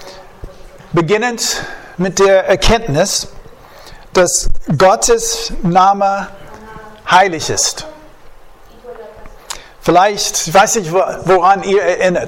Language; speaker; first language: German; non-native, fluent; English